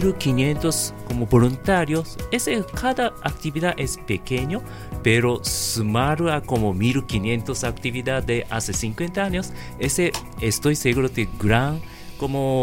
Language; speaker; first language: Spanish; non-native, learner; Japanese